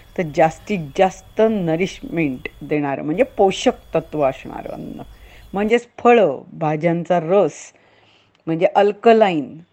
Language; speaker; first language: Marathi; native; Marathi